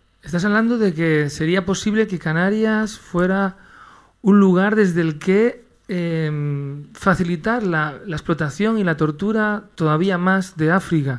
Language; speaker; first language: Spanish; native; Spanish